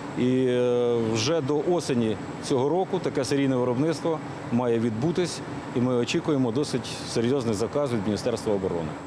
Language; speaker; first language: Ukrainian; native; Ukrainian